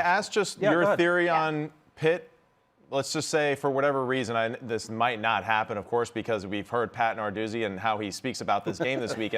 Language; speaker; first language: English; native; English